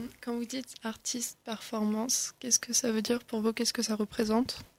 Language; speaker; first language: French; native; French